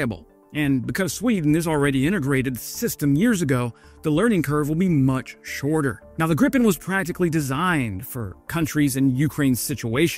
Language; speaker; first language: English; native; English